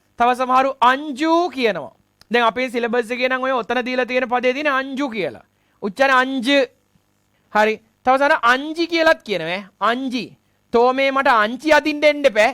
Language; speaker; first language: Sinhala; non-native, local second language; Tamil